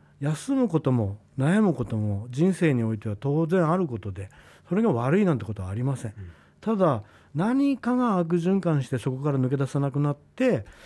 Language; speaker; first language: Japanese; native; Japanese